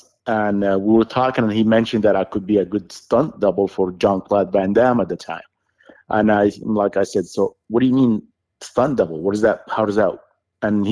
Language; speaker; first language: English; non-native, fluent; Arabic